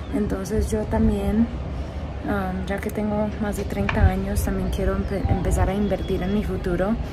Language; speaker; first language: Spanish; early bilingual, heritage; Spanish